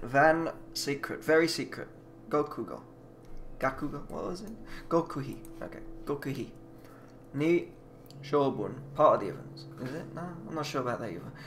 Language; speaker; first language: English; native; English